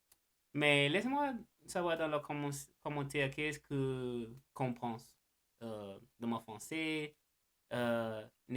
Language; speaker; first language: French; non-native, learner; English